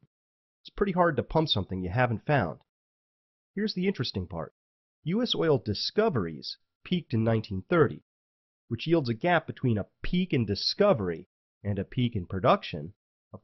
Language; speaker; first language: English; native; English